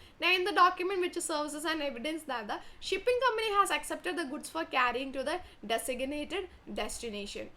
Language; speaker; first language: English; non-native, local second language; Malayalam